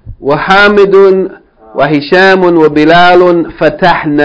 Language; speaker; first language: Arabic; non-native, fluent; English